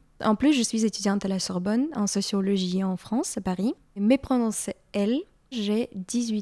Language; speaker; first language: French; non-native, fluent; Ukrainian